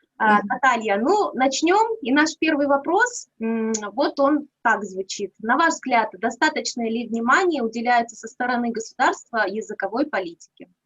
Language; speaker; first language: Russian; native; Russian